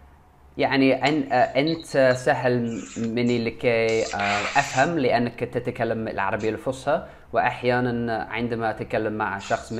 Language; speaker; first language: Arabic; non-native, learner; English